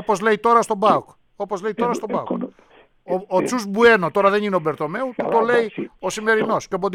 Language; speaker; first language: Greek; native; Greek